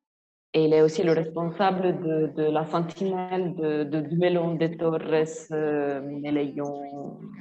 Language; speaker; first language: French; non-native, fluent; Italian